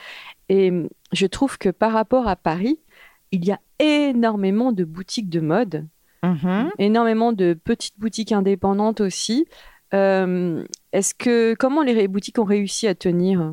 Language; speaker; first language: French; native; French